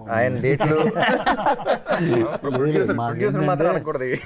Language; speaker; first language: Telugu; native; Telugu